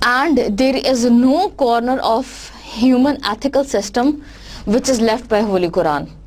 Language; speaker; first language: English; non-native, local second language; Urdu